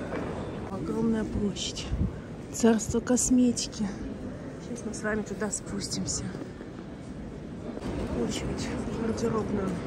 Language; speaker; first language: Russian; native; Russian